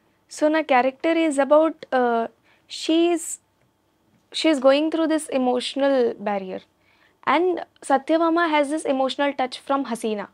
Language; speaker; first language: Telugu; non-native, learner; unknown